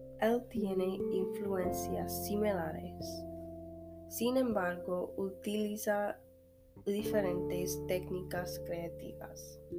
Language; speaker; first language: Spanish; non-native, learner; English